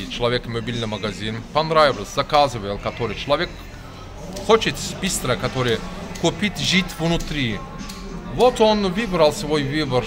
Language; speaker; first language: Russian; non-native, learner; Turkish